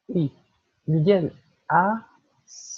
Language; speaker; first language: French; non-native, fluent; Portuguese